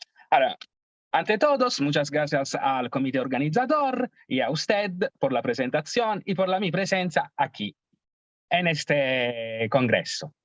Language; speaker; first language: Spanish; non-native, learner; Italian